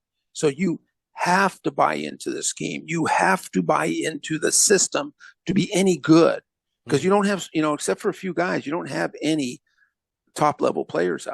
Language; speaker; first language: English; native; English